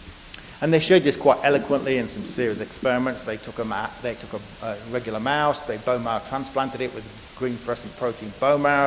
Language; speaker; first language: English; native; English